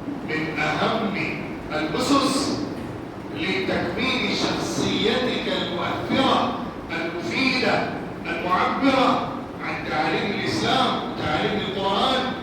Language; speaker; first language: Arabic; non-native, fluent; Urdu